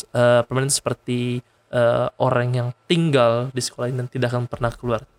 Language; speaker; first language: Indonesian; native; Indonesian